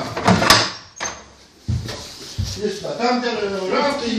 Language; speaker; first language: Russian; non-native, local second language; Romanian